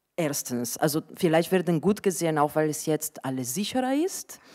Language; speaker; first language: German; non-native, fluent; Italian